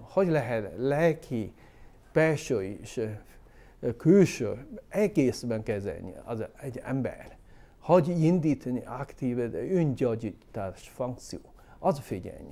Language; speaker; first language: Hungarian; non-native, learner; Chinese